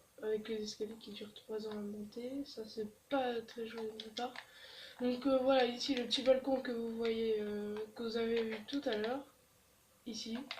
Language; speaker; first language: French; native; French